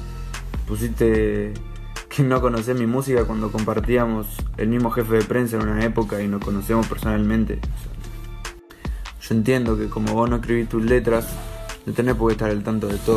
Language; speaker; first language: Spanish; native; Spanish